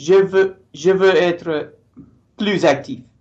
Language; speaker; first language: French; non-native, learner; English